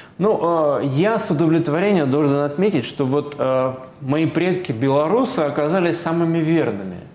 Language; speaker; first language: Russian; native; Russian